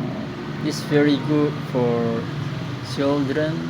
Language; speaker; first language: English; non-native, learner; Indonesian